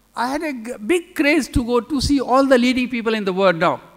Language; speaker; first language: English; non-native, local second language; Urdu